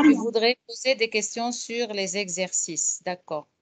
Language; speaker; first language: French; non-native, fluent; Arabic